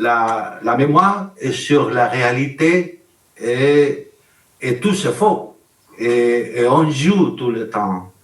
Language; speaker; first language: French; non-native, learner; Spanish